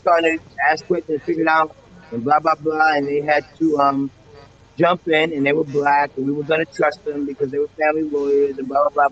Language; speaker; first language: English; native; English